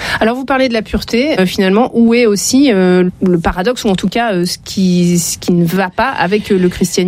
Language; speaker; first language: French; native; French